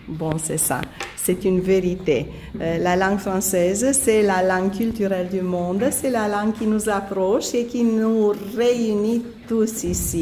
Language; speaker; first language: French; non-native, fluent; Romanian